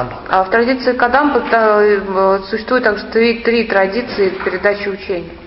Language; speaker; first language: Russian; native; Russian